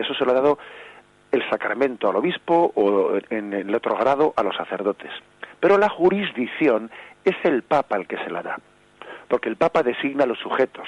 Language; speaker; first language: Spanish; native; Spanish